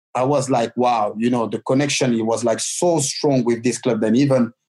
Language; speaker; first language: English; non-native, fluent; French